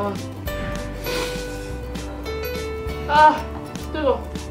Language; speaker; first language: Korean; non-native, learner; Indonesian